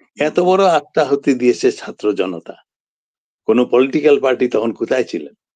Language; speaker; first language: Bangla; native; Bangla